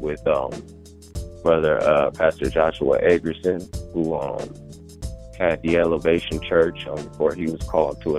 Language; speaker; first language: English; native; English